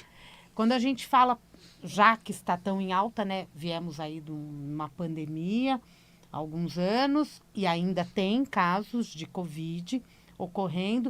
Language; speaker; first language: Portuguese; native; Portuguese